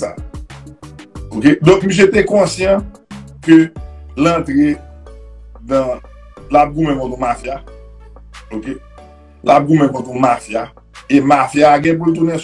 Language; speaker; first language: French; non-native, local second language; Haitian Creole